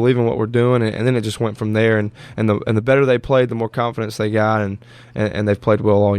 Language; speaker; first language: English; native; English